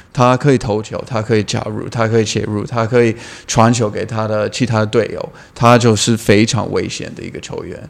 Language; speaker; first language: Chinese; non-native, fluent; English